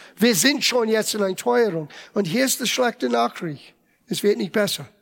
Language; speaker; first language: German; non-native, fluent; English